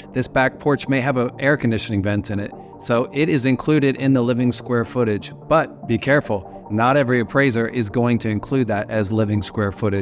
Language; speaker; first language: English; native; English